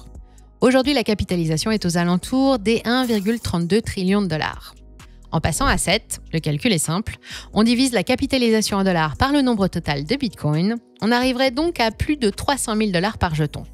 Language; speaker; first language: French; native; French